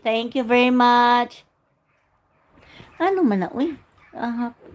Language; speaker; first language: English; non-native, local second language; Cebuano